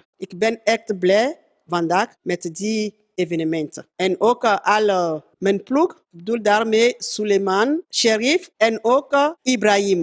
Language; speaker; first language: Dutch; non-native, fluent; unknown